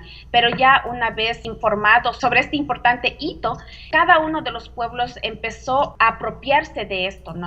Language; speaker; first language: Spanish; non-native, local second language; Quechua